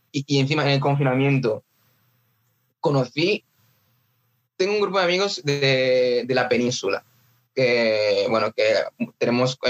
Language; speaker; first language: Spanish; early bilingual, other home language; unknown